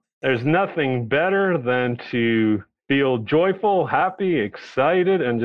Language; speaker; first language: English; native; English